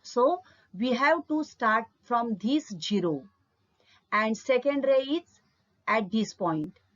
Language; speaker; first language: English; non-native, local second language; Marathi